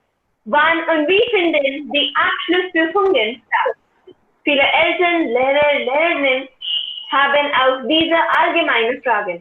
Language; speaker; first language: German; non-native, learner; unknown